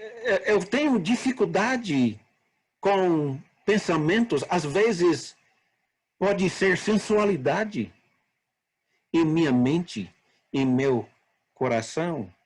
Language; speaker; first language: Portuguese; non-native, fluent; English